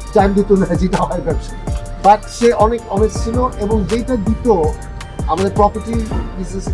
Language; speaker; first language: Bangla; native; Bangla